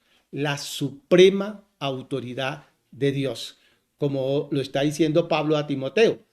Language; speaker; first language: Spanish; native; Spanish